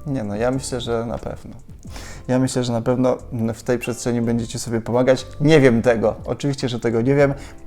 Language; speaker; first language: Polish; native; Polish